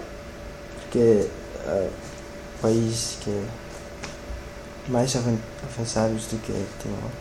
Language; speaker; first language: Portuguese; non-native, learner; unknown